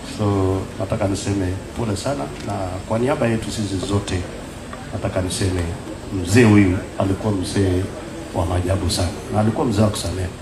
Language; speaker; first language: Swahili; non-native, local second language; Kalenjin